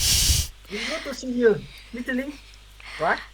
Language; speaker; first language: English; non-native, learner; Vietnamese